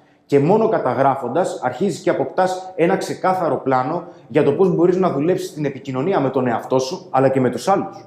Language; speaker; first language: Greek; native; Greek